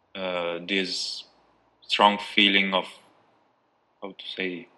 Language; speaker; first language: English; non-native, fluent; Albanian